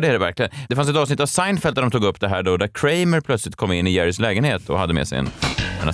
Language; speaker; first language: Swedish; native; Swedish